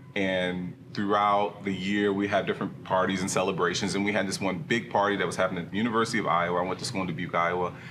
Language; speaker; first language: English; early bilingual, other home language; Krio